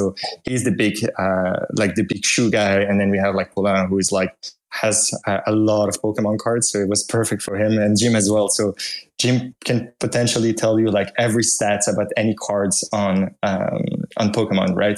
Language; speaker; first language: English; non-native, fluent; French